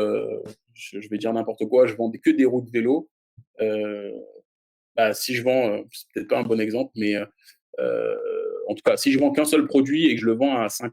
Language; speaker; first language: French; native; French